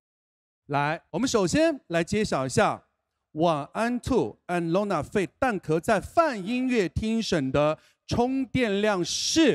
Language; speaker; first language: Chinese; native; Chinese